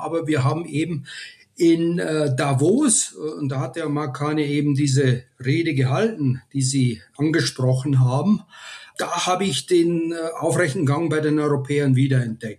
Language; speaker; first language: German; native; German